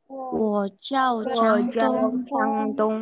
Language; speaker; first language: Chinese; non-native, learner; Indonesian